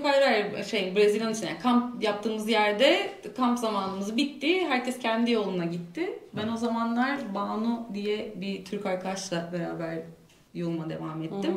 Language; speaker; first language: Turkish; native; Turkish